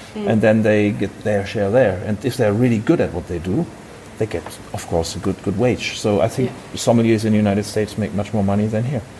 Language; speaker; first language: English; non-native, fluent; German